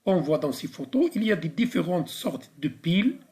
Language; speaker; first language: French; non-native, local second language; Arabic